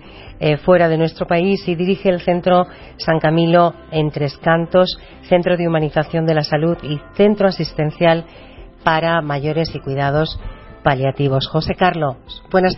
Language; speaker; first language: Spanish; native; Spanish